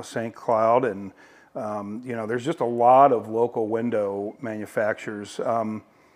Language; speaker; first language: English; native; English